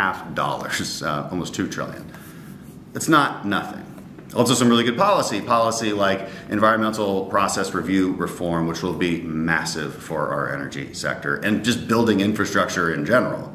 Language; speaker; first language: English; native; English